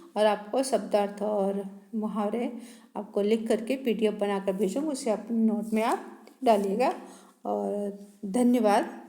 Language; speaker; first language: Hindi; native; Hindi